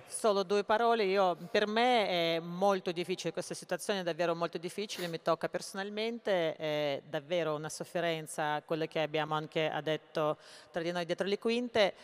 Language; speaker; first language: Italian; non-native, fluent; Russian